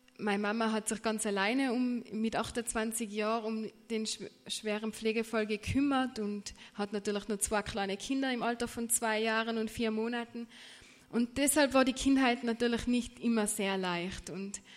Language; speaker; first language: German; native; German